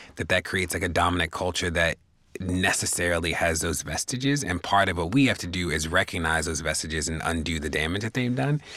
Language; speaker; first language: English; native; English